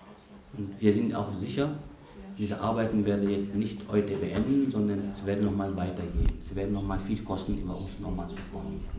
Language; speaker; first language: German; non-native, fluent; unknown